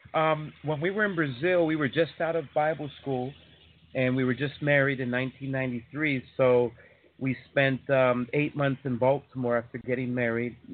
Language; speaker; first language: English; native; English